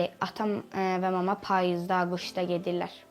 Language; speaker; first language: Azerbaijani; early bilingual, heritage; Azerbaijani